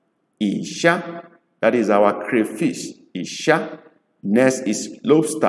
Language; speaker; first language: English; non-native, local second language; Igbo